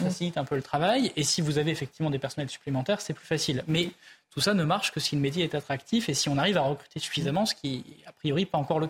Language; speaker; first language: French; native; French